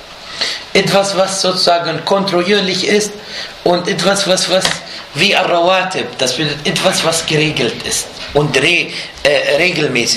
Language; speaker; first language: German; non-native, fluent; Arabic